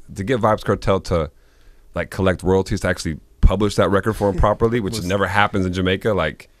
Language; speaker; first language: English; native; English